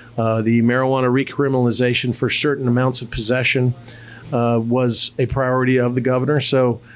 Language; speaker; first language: English; native; English